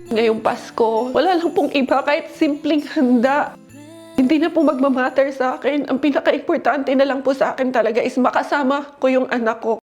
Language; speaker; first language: Filipino; non-native, local second language; Cebuano